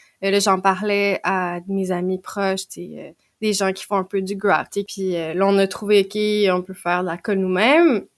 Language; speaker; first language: French; native; French